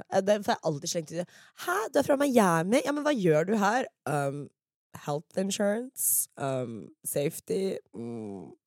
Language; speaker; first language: Norwegian; early bilingual, other home language; English